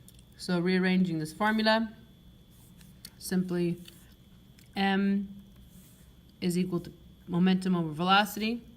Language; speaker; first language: English; native; English